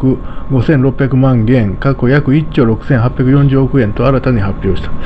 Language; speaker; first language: Japanese; native; Japanese